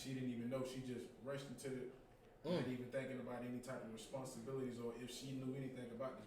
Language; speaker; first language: English; native; English